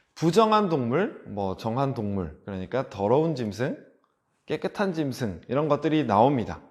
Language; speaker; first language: Korean; native; Korean